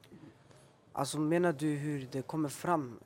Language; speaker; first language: Swedish; early bilingual, other home language; Albanian